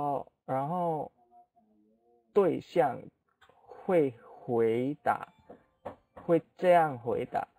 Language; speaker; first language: Chinese; non-native, fluent; Indonesian